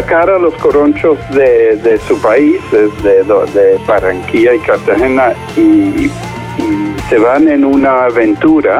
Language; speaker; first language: Spanish; non-native, fluent; English